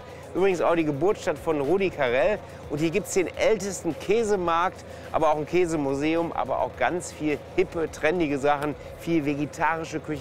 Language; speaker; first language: German; native; German